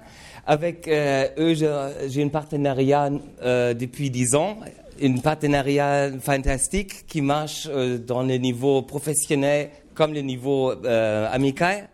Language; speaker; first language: French; non-native, learner; German